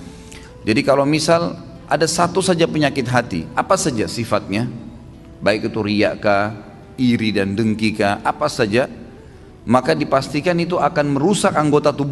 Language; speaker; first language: Indonesian; native; Indonesian